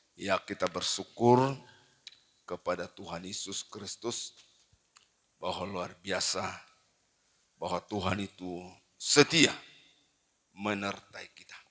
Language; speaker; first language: Indonesian; non-native, local second language; Batak Toba